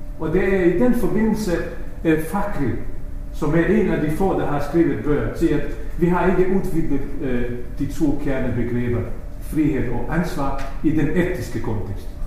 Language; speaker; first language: Danish; non-native, fluent; Bosnian